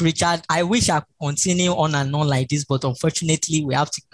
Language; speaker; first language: English; non-native, local second language; Yoruba